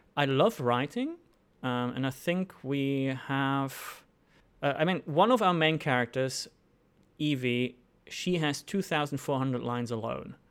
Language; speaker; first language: English; non-native, fluent; German